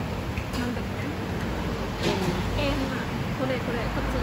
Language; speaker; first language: Japanese; non-native, fluent; Thai